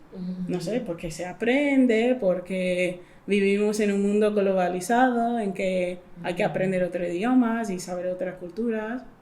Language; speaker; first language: Spanish; non-native, fluent; English